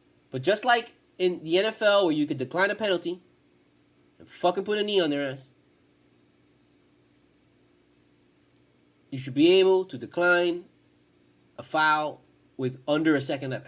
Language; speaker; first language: English; early bilingual, other home language; Spanish